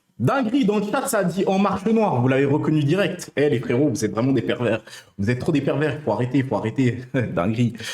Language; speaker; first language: French; native; French